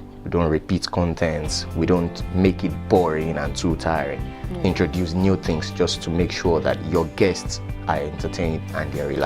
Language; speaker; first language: English; non-native, local second language; Yoruba